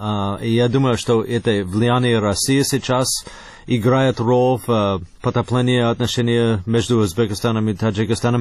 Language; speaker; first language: Russian; non-native, fluent; English